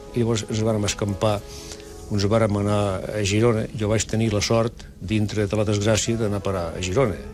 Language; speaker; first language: Catalan; early bilingual, other home language; Basque